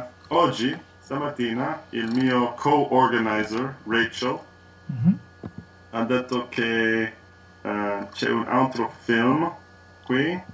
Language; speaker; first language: Italian; non-native, learner; English